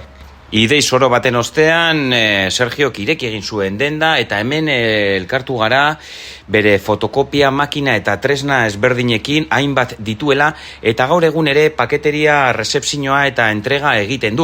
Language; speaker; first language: Basque; native; Basque